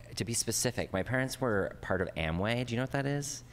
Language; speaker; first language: English; native; English